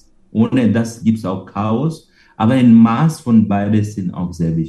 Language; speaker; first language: German; non-native, fluent; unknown